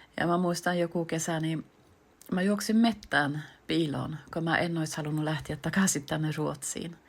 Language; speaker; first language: Finnish; early bilingual, heritage; Finnish